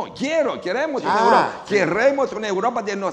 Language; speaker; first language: Spanish; non-native, learner; Romanian